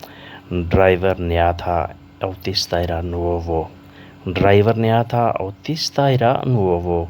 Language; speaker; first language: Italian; non-native, learner; Urdu